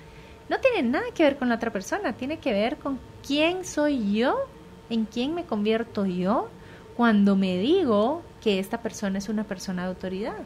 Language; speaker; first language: Spanish; native; Spanish